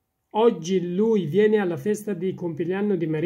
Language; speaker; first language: Italian; non-native, fluent; Persian